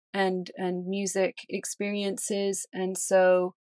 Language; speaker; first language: English; native; English